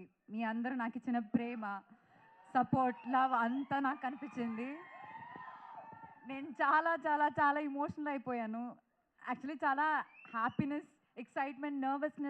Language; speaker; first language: Telugu; non-native, fluent; Malayalam